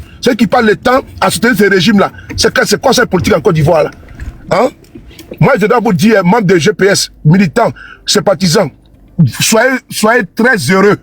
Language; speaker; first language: French; native; French